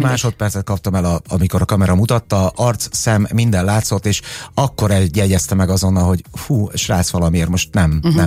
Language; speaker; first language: Hungarian; native; Hungarian